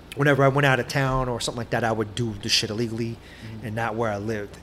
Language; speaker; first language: English; native; English